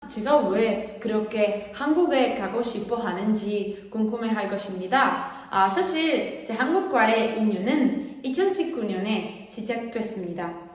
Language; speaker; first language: Korean; non-native, learner; Spanish